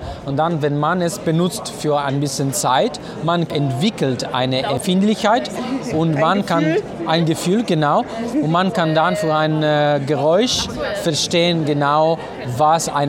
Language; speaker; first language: German; non-native, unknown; Italian